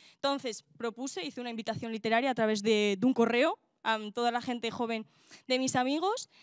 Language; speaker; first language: Spanish; native; Spanish